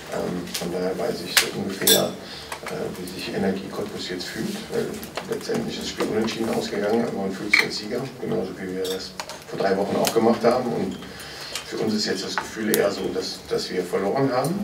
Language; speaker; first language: German; native; German